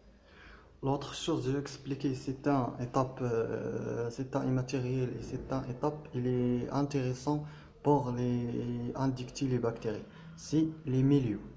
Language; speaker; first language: French; non-native, learner; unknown